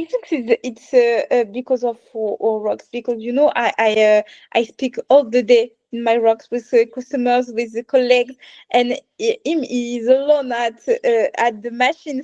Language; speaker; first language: English; non-native, learner; French